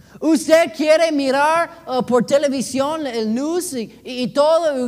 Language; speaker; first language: Spanish; non-native, learner; English